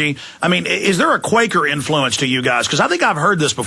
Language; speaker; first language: English; native; English